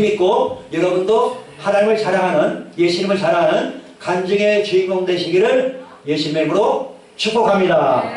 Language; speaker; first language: Korean; native; Korean